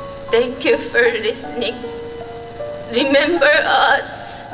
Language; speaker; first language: English; non-native, fluent; Korean